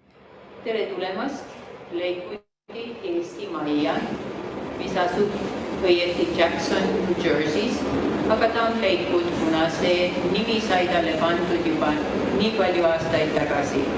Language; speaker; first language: Estonian; early bilingual, heritage; Estonian